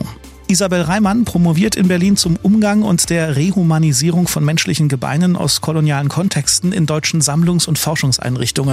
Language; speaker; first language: German; native; German